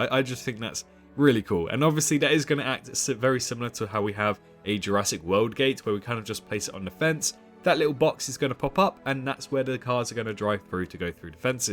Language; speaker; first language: English; native; English